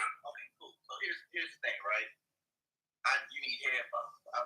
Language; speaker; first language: English; native; English